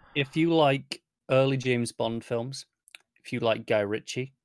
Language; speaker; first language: English; native; English